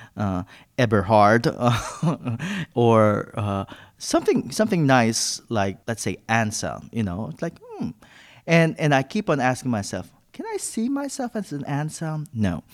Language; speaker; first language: English; non-native, local second language; Filipino